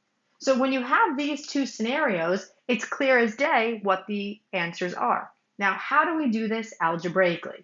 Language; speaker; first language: English; native; English